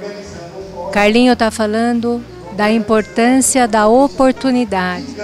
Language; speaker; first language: Portuguese; native; Portuguese